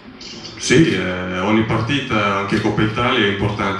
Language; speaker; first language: Italian; non-native, learner; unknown